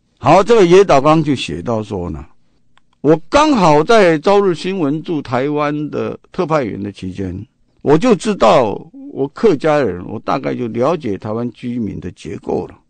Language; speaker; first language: Chinese; non-native, local second language; Min Nan Chinese